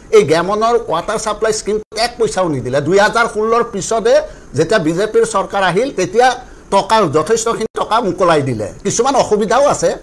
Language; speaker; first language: Assamese; native; Assamese